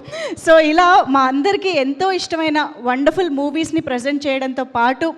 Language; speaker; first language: Telugu; native; Telugu